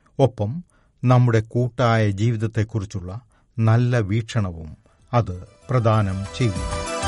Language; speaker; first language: Malayalam; native; Malayalam